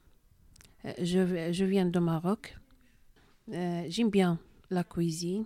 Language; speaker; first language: French; non-native, learner; Arabic